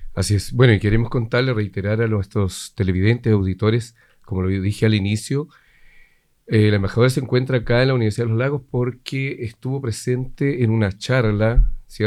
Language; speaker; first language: Spanish; native; Spanish